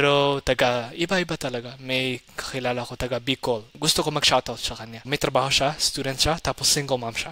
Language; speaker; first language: Filipino; non-native, fluent; Somali